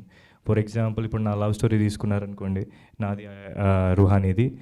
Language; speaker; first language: Telugu; native; Telugu